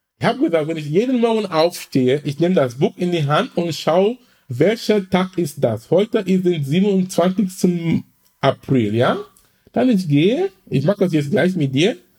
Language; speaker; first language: German; non-native, fluent; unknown